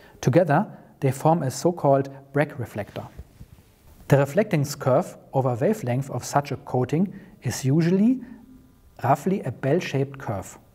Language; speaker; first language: English; non-native, fluent; German